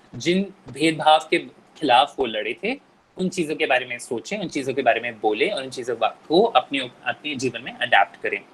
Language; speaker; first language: Hindi; native; Hindi